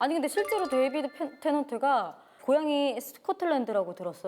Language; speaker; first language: Korean; native; Korean